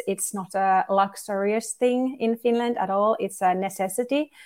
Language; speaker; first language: English; non-native, fluent; Finnish